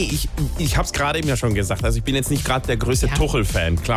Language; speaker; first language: German; native; German